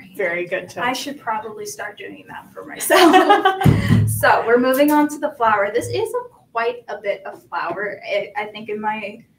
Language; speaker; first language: English; native; English